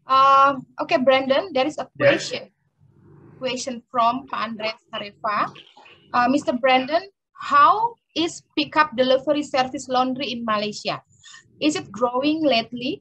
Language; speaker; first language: English; non-native, learner; Indonesian